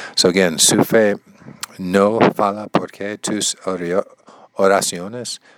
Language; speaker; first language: Spanish; non-native, learner; English